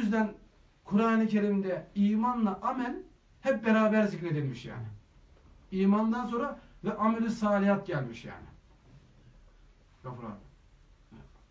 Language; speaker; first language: Turkish; native; Turkish